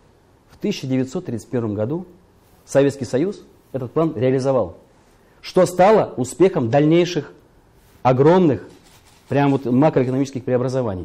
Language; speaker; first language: Russian; native; Russian